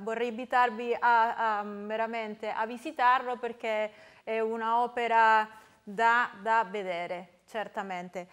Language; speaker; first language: Italian; non-native, fluent; Spanish